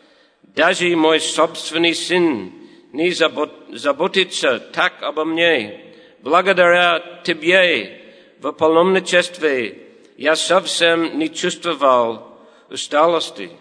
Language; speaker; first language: Russian; non-native, learner; English